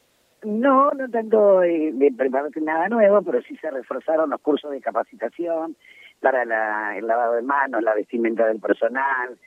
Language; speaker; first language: Spanish; native; Spanish